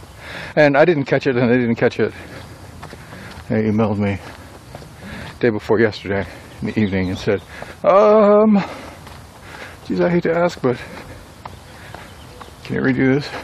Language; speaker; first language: English; native; English